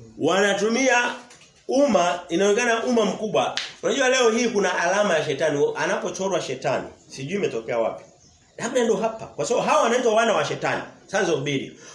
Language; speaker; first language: Swahili; native; Swahili